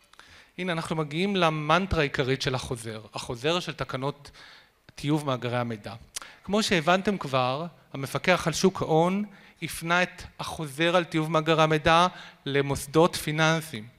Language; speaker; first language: Hebrew; native; Hebrew